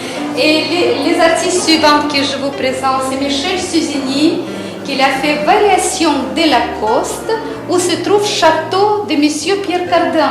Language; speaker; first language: French; non-native, fluent; Russian